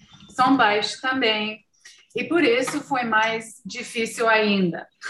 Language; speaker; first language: Portuguese; non-native, learner; English